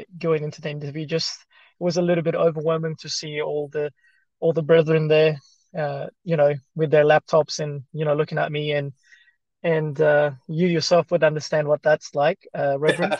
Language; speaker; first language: English; early bilingual, other home language; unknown